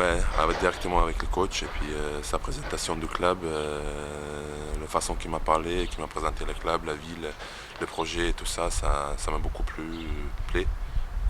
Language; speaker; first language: French; non-native, fluent; Bosnian